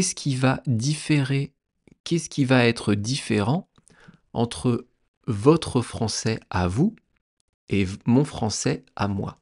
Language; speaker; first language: French; native; French